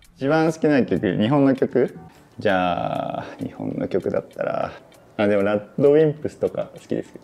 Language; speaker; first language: Japanese; native; Japanese